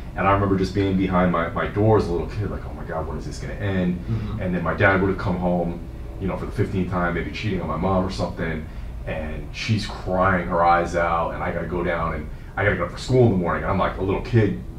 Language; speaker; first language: English; native; English